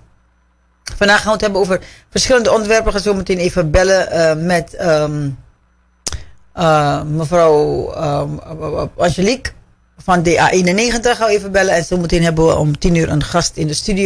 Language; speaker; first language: Dutch; native; Dutch